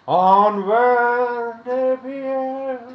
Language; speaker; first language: French; non-native, learner; Russian